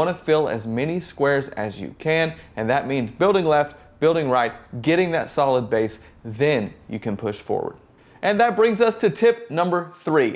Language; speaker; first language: English; native; English